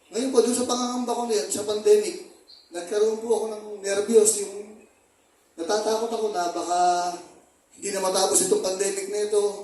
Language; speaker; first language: Filipino; native; Filipino